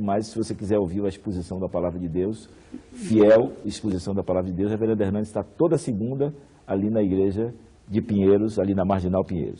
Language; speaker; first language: Portuguese; native; Portuguese